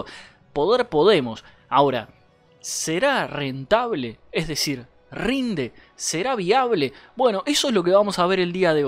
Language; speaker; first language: Spanish; native; Spanish